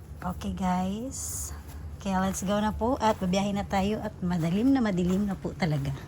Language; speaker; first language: Filipino; native; Filipino